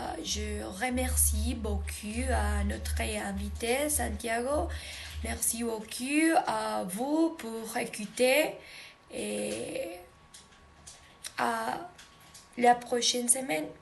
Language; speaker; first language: French; non-native, learner; Spanish